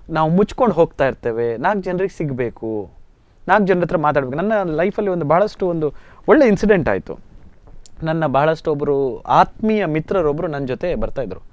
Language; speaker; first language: Kannada; native; Kannada